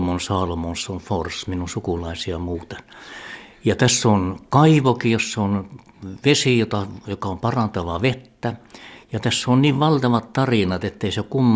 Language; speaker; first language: Finnish; early bilingual, heritage; Finnish